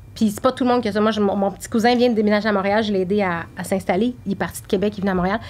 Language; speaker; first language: French; native; French